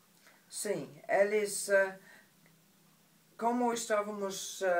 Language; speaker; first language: Portuguese; non-native, fluent; English